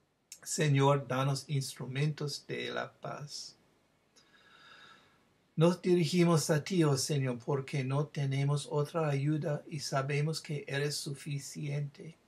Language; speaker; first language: Spanish; non-native, fluent; English